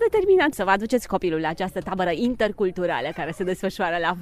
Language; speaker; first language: Romanian; native; Romanian